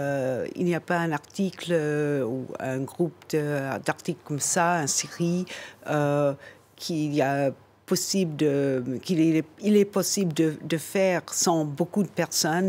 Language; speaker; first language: French; non-native, fluent; English